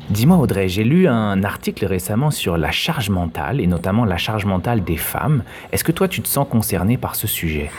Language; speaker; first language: French; native; French